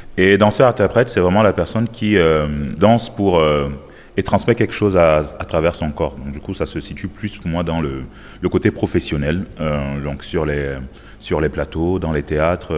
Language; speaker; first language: French; non-native, local second language; Basaa